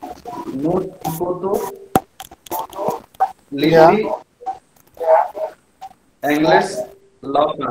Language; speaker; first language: French; non-native, learner; Hindi